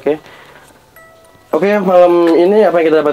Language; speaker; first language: Indonesian; native; Indonesian